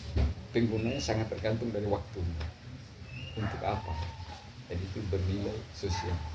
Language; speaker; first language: Indonesian; non-native, local second language; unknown